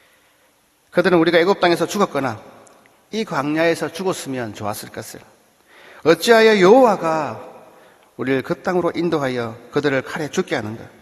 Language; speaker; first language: Korean; native; Korean